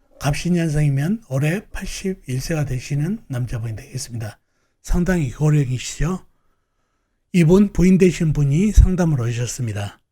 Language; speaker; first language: Korean; native; Korean